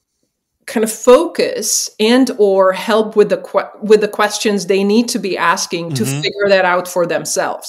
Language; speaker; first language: English; non-native, fluent; Czech